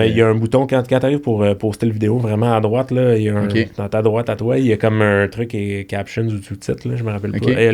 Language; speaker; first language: French; native; French